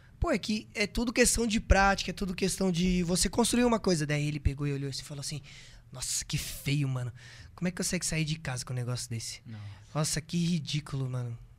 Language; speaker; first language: Portuguese; native; Portuguese